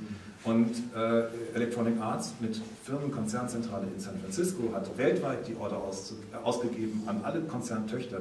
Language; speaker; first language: German; native; German